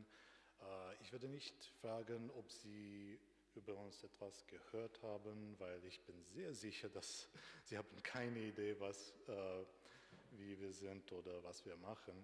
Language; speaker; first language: German; non-native, fluent; Romanian